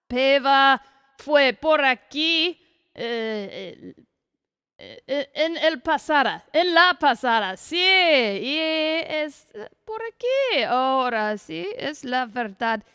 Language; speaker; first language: Spanish; non-native, learner; English